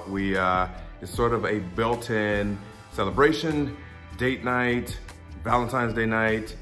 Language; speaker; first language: English; native; English